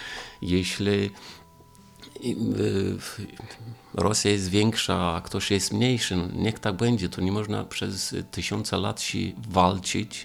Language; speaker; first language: Polish; non-native, fluent; Romanian